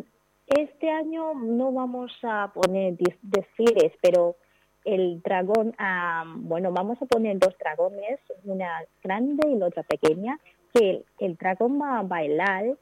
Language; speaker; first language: Spanish; non-native, learner; Chinese